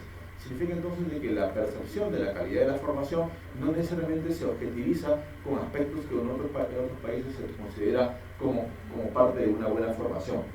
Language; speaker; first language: Spanish; native; Spanish